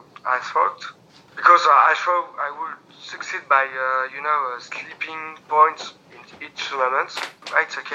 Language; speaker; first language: English; non-native, learner; French